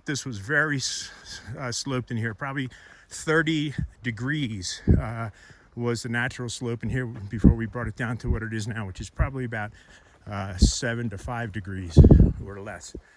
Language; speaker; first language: English; native; English